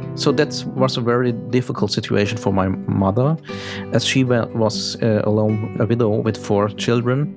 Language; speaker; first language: English; early bilingual, heritage; German